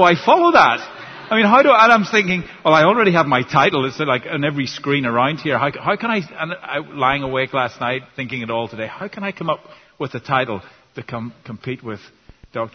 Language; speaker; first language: English; native; English